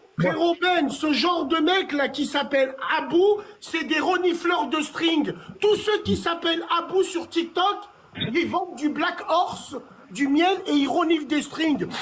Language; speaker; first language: French; native; French